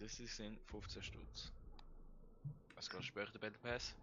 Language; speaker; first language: German; native; German